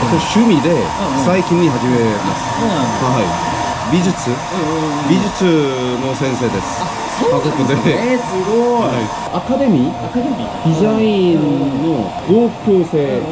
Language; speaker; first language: Japanese; non-native, learner; Korean